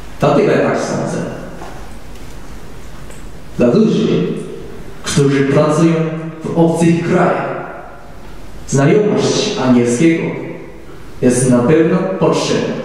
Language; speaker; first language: Polish; non-native, learner; Japanese